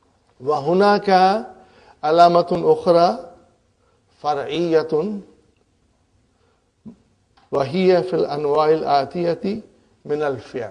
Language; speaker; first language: Arabic; non-native, fluent; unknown